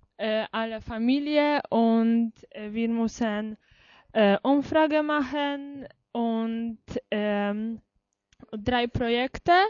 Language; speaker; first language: German; non-native, learner; Polish